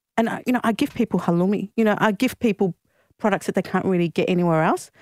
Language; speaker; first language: English; non-native, local second language; Greek